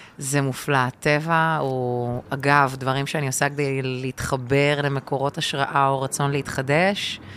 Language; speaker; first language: Hebrew; early bilingual, other home language; Russian